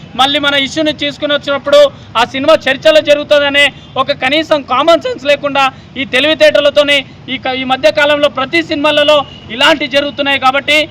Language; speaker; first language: Telugu; non-native, local second language; Lambadi